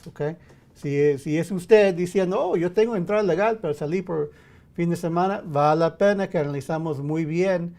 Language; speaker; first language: Spanish; early bilingual, heritage; English